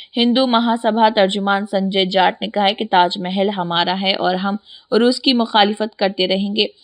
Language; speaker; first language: Urdu; native; Urdu